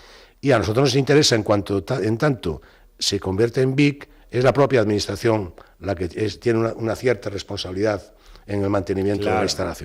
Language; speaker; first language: Spanish; native; Spanish